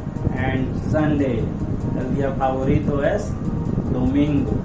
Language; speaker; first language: Spanish; non-native, learner; Hindi